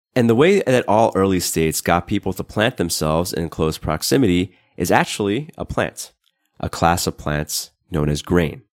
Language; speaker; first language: English; native; English